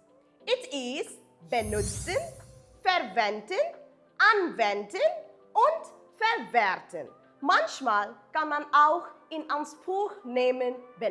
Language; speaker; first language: German; non-native, fluent; Malayalam